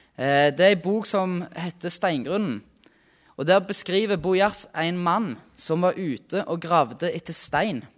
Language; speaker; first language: Norwegian; native; Norwegian